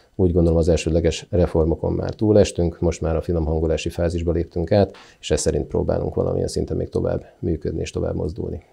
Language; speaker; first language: Hungarian; native; Hungarian